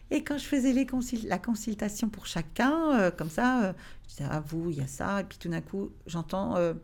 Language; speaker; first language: French; native; French